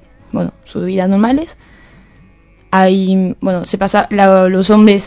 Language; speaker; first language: Spanish; non-native, fluent; French